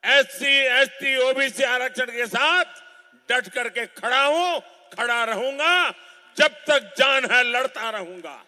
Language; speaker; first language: Hindi; non-native, local second language; Gujarati